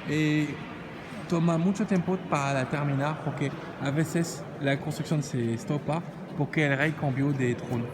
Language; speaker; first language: Spanish; non-native, learner; French